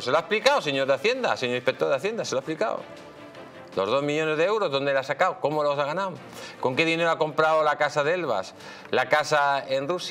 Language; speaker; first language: Spanish; native; Spanish